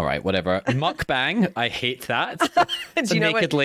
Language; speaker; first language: English; native; English